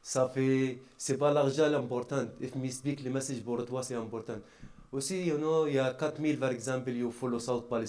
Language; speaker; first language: French; non-native, learner; Arabic